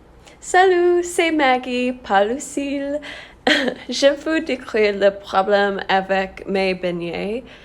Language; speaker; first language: French; non-native, learner; English